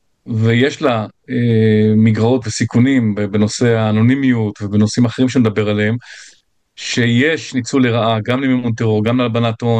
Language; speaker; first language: Hebrew; native; Hebrew